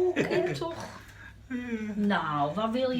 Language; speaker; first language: Dutch; native; Dutch